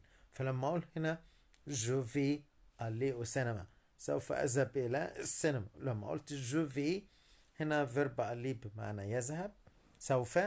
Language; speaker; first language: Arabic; native; Arabic